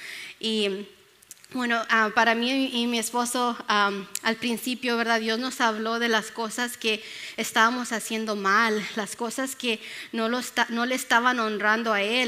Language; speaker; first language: Spanish; early bilingual, other home language; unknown